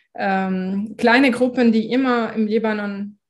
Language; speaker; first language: German; non-native, fluent; Arabic